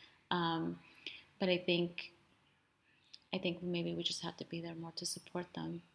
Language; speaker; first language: English; early bilingual, other home language; Spanish